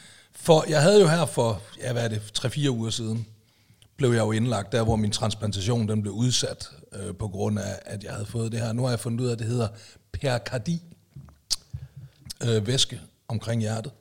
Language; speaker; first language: Danish; native; Danish